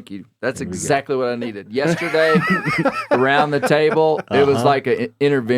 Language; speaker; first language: English; native; English